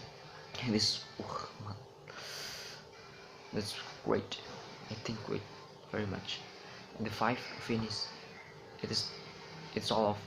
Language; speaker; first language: English; non-native, learner; Indonesian